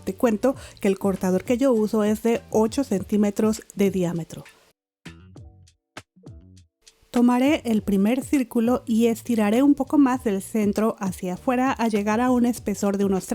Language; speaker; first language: Spanish; native; Spanish